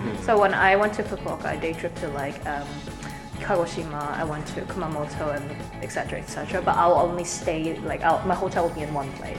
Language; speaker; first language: English; native; English